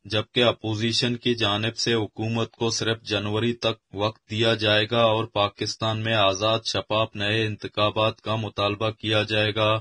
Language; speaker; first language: Urdu; non-native, local second language; Baluchi